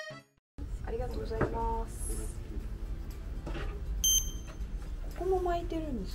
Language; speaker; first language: Japanese; native; Japanese